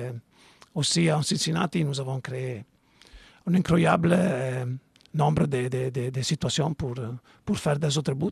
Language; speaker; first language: French; non-native, learner; Italian